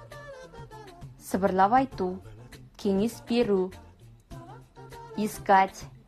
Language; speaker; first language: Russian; non-native, fluent; Kazakh